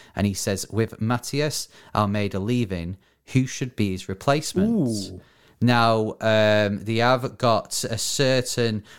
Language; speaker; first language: English; native; English